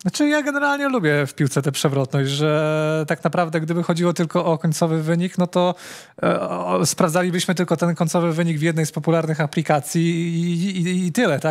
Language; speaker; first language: Polish; native; Polish